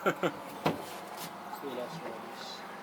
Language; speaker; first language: French; non-native, local second language; Malagasy